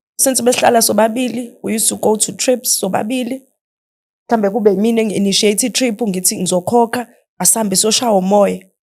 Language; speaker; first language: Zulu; native; Zulu